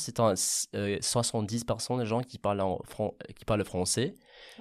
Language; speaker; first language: French; non-native, fluent; Catalan